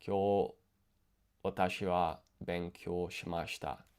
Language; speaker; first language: Japanese; non-native, learner; English